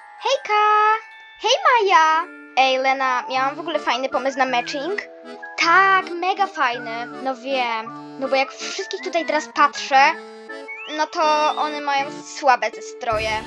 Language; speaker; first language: Polish; native; Polish